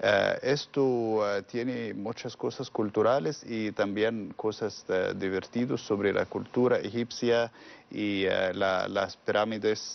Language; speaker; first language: Spanish; non-native, learner; Arabic